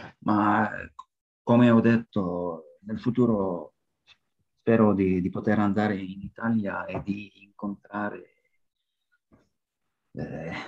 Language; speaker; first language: Italian; non-native, learner; French